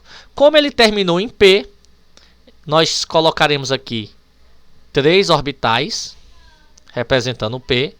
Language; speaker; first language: Portuguese; native; Portuguese